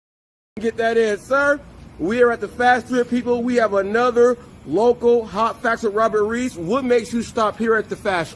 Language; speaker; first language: English; native; English